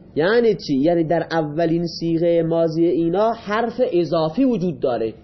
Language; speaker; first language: Persian; non-native, local second language; Baluchi